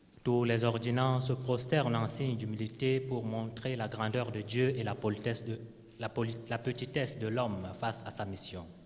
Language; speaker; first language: French; native; French